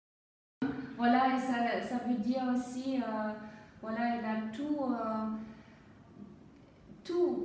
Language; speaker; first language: French; non-native, fluent; German